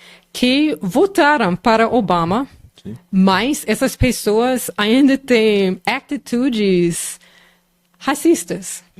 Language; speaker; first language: Portuguese; non-native, fluent; English